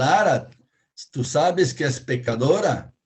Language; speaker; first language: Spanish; non-native, fluent; Portuguese